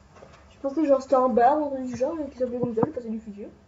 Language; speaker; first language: French; native; French